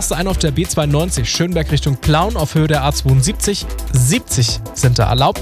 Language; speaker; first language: German; native; German